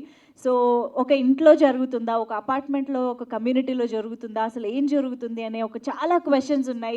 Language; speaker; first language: Telugu; native; Telugu